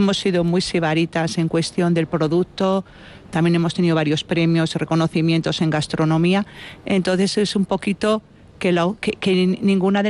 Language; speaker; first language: Spanish; native; Spanish